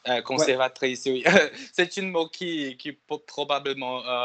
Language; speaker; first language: French; non-native, learner; Portuguese